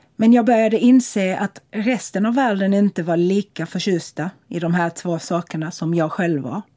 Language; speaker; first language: Swedish; non-native, fluent; English